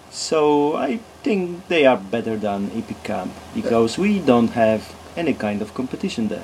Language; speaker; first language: English; non-native, learner; Polish